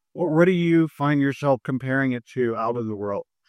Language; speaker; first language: English; native; English